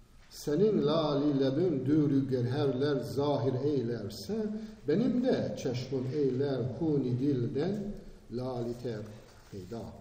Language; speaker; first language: Turkish; non-native, fluent; English